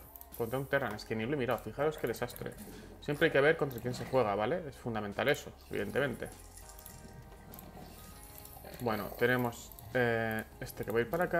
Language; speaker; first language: Spanish; native; Spanish